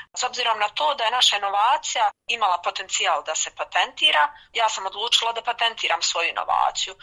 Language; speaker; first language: Bosnian; native; Bosnian